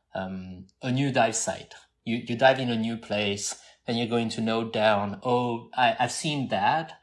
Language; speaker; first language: English; non-native, fluent; French